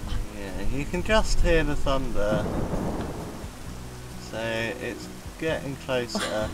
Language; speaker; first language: English; native; English